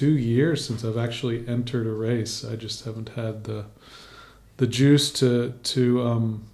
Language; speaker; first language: English; native; English